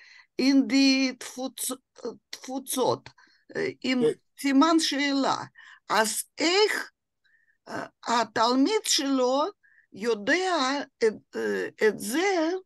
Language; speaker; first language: Hebrew; non-native, fluent; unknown